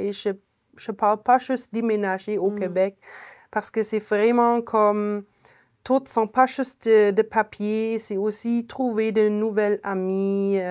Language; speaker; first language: French; non-native, fluent; German